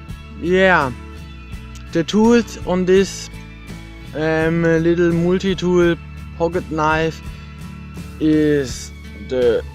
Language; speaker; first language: English; non-native, fluent; German